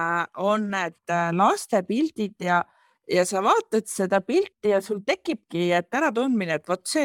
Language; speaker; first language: Estonian; native; Estonian